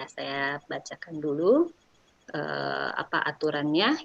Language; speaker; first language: Indonesian; native; Indonesian